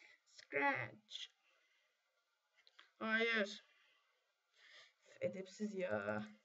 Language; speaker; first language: Turkish; native; Turkish